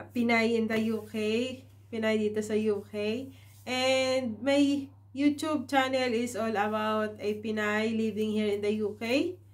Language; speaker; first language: Filipino; native; Filipino